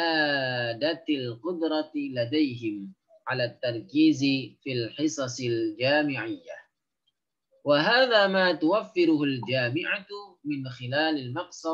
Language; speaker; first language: Arabic; non-native, fluent; Indonesian